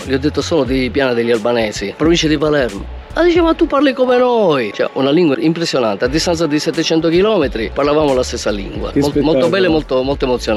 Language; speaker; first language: Italian; non-native, local second language; Albanian